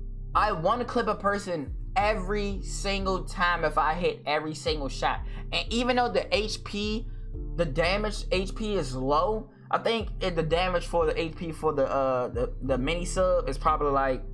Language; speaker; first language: English; native; English